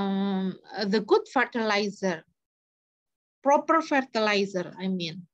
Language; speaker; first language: English; non-native, fluent; Indonesian